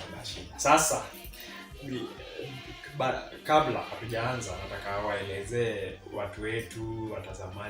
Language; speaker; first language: Swahili; non-native, local second language; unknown